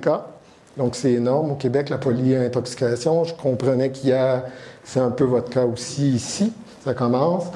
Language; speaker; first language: French; native; French